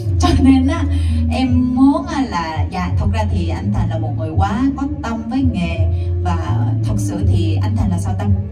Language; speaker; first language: Vietnamese; non-native, fluent; Korean